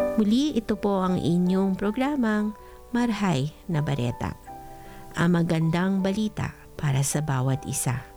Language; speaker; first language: Filipino; non-native, local second language; Bikol